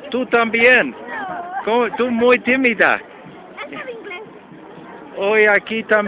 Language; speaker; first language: Spanish; non-native, learner; English